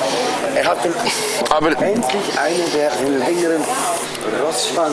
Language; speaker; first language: German; native; German